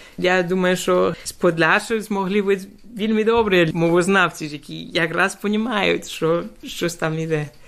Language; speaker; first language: Ukrainian; non-native, fluent; Basque